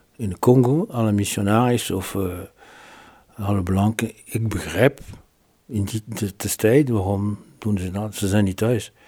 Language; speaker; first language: Dutch; non-native, fluent; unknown